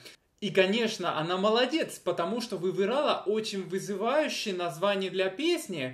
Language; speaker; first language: Russian; non-native, fluent; Spanish